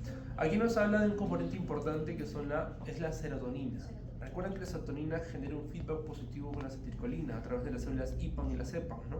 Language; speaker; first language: Spanish; native; Spanish